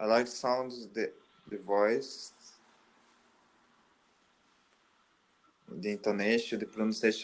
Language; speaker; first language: English; non-native, learner; Portuguese